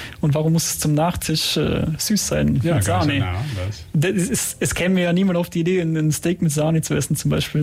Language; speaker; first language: German; native; German